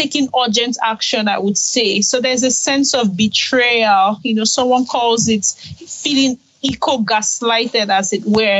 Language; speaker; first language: English; non-native, local second language; Igbo